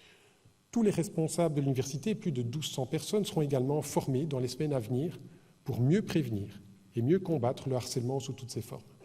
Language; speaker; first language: French; native; French